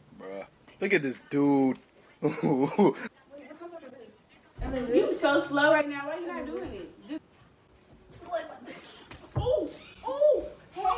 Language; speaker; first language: English; native; English